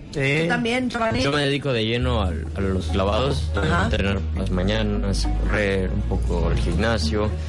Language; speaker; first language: Spanish; non-native, fluent; Persian